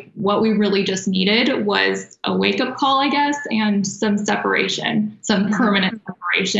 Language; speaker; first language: English; native; English